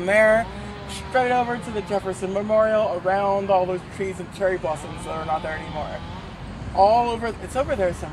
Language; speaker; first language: English; native; English